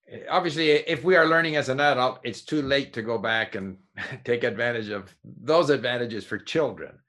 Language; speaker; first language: English; native; English